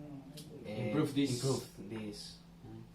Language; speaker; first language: English; non-native, learner; Spanish